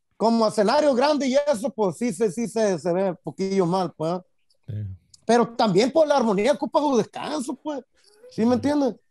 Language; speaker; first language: Spanish; early bilingual, heritage; Spanish